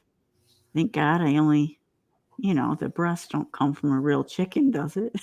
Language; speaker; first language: English; native; English